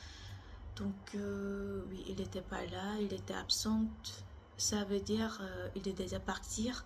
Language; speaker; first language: French; non-native, learner; Korean